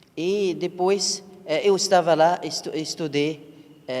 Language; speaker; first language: Portuguese; non-native, learner; Arabic